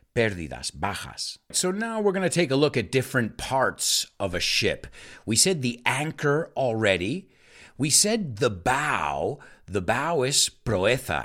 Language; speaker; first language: English; native; English